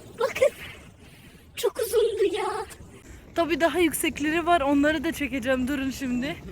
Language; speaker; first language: Turkish; early bilingual, other home language; Arabic